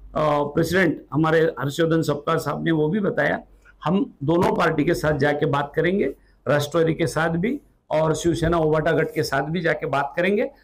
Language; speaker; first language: Hindi; non-native, local second language; Marathi